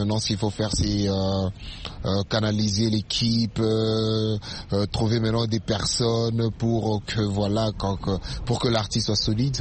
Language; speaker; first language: French; non-native, local second language; Swahili